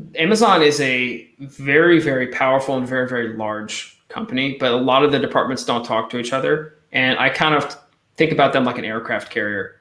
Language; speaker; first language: English; native; English